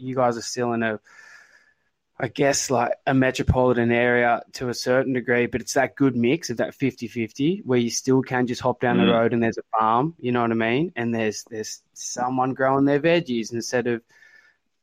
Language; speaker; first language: English; native; English